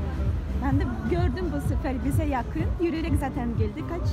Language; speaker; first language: Turkish; non-native, learner; Russian